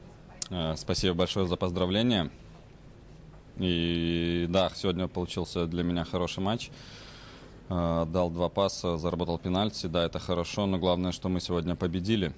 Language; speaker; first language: Russian; native; Russian